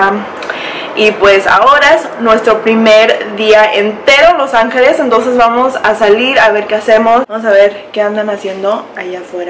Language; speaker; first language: Spanish; early bilingual, heritage; Spanish